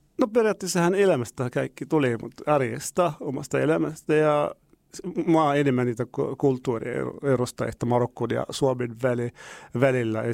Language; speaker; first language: Finnish; non-native, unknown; Arabic